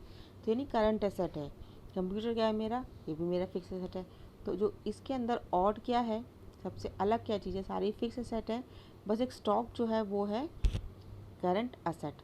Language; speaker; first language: Hindi; native; Hindi